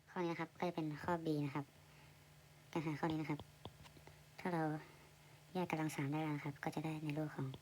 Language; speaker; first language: Thai; native; Thai